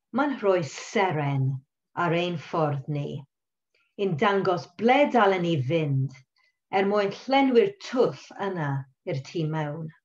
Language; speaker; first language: Welsh; non-native, local second language; English